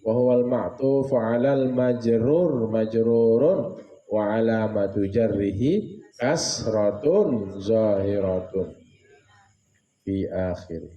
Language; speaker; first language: Arabic; non-native, fluent; Indonesian